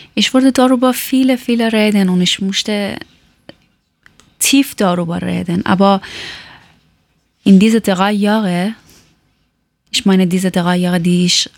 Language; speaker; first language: German; non-native, learner; Persian